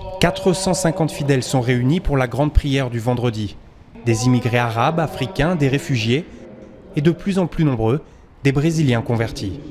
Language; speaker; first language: French; native; French